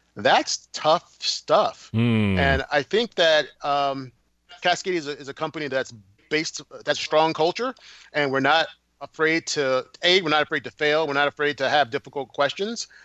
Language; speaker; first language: English; native; English